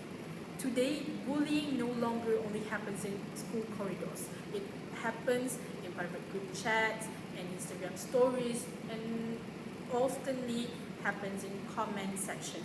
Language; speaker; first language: English; non-native, local second language; Malay